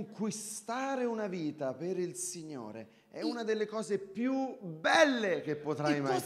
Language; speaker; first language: Italian; native; Italian